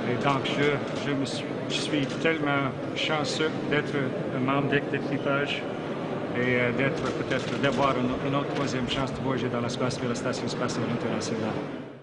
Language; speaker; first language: French; non-native, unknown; English